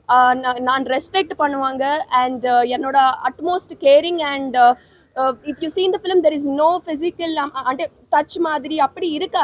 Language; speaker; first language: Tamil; non-native, learner; Telugu